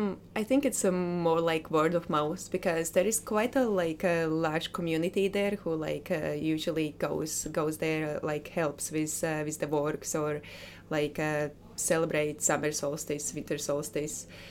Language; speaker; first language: English; non-native, fluent; Latvian